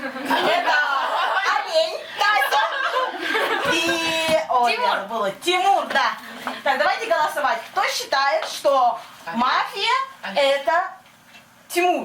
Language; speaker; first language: Russian; native; Russian